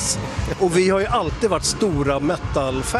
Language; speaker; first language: Swedish; native; Swedish